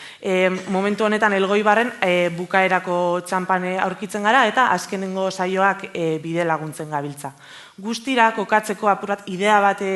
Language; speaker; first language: Basque; native; Basque